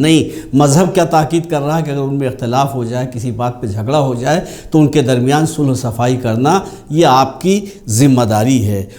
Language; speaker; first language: Urdu; native; Urdu